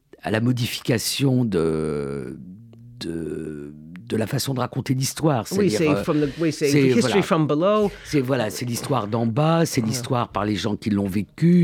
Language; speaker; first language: French; native; French